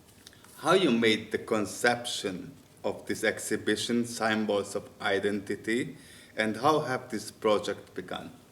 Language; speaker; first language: English; non-native, fluent; Hungarian